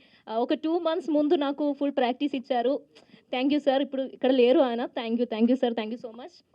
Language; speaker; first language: Telugu; non-native, local second language; Malayalam